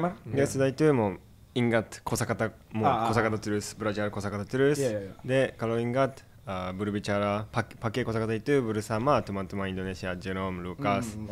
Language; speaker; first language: Indonesian; non-native, fluent; Japanese